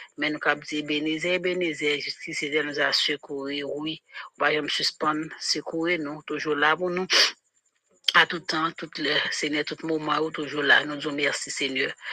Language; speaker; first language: French; non-native, local second language; Haitian Creole